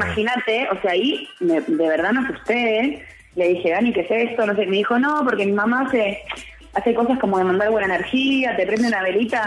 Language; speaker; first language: Spanish; native; Spanish